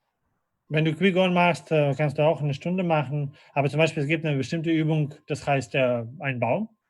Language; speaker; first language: German; non-native, fluent; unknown